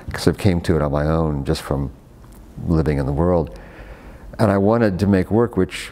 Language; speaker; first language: English; native; English